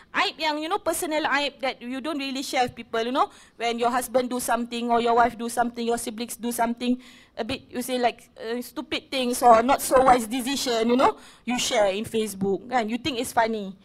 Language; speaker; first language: English; non-native, local second language; Malay